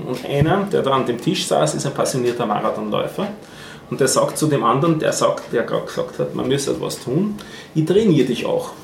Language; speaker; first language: German; native; German